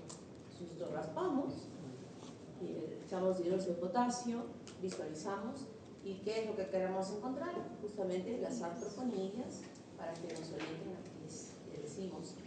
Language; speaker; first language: Spanish; native; Spanish